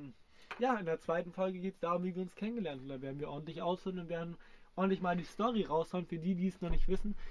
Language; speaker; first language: German; native; German